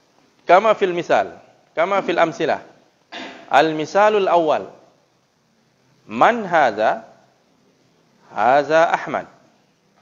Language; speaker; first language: Arabic; non-native, fluent; Indonesian